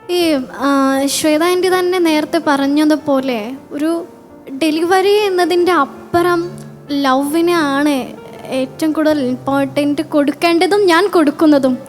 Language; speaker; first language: Malayalam; non-native, local second language; Bangla